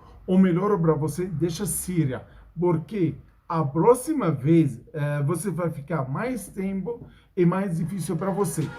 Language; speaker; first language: Portuguese; non-native, learner; Arabic